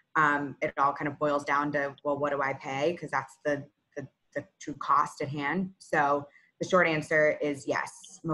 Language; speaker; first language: English; native; English